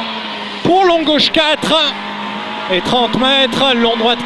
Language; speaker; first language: French; native; French